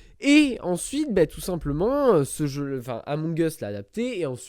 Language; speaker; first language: French; native; French